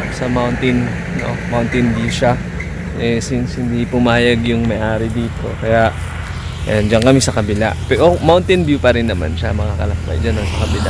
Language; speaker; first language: Filipino; non-native, local second language; Iloko